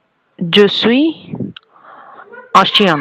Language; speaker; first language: French; non-native, learner; Bangla